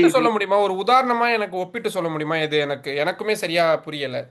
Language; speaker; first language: Tamil; native; Tamil